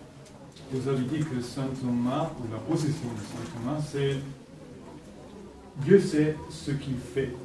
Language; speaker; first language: French; non-native, fluent; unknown